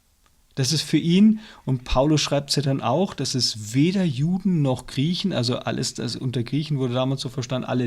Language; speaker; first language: German; native; German